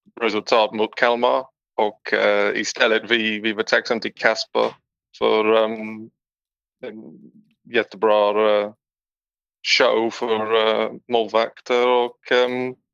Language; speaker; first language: Swedish; non-native, learner; English